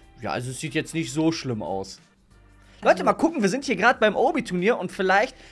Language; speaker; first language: German; native; German